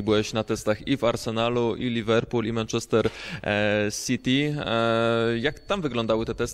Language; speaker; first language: Polish; native; Polish